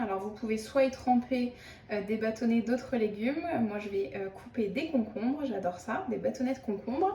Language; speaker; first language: French; native; French